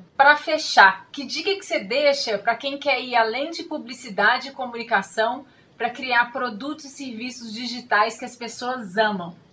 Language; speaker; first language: Portuguese; native; Portuguese